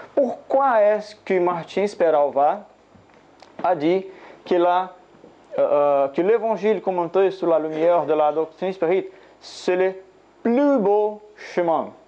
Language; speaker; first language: French; non-native, learner; Portuguese